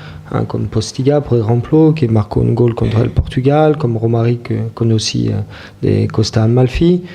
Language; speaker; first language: Spanish; non-native, fluent; French